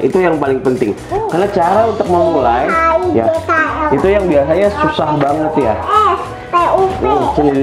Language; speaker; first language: Indonesian; native; Indonesian